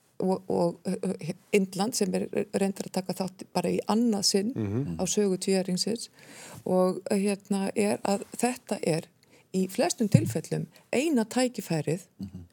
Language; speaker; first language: Icelandic; native; Icelandic